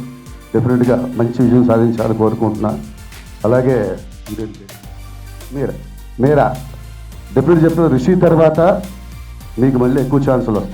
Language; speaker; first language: Telugu; native; Telugu